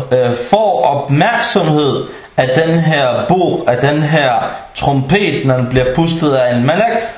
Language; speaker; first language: Danish; early bilingual, other home language; Arabic